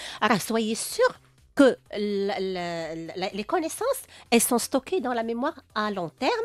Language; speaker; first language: French; non-native, local second language; Arabic